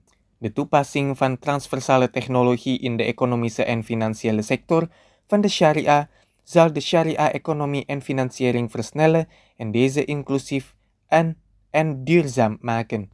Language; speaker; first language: Dutch; non-native, fluent; Indonesian